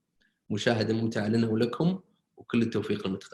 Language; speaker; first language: Arabic; native; Arabic